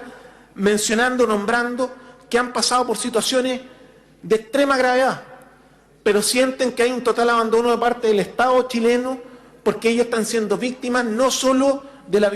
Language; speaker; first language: Spanish; native; Spanish